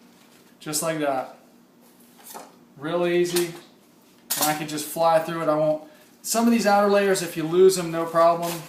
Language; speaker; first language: English; native; English